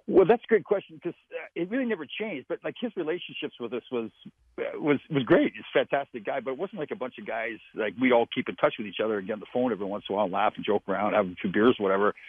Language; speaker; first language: English; native; English